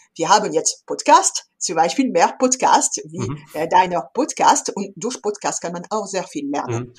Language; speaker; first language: German; non-native, fluent; French